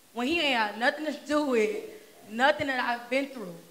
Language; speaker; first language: English; native; English